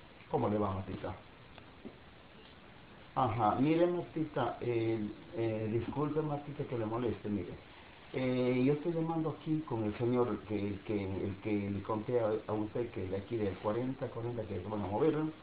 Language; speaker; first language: Spanish; native; Spanish